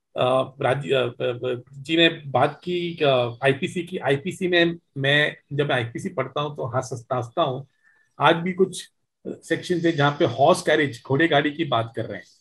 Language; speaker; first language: Hindi; native; Hindi